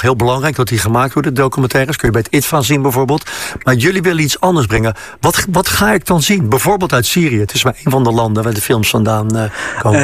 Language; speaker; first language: Dutch; native; Dutch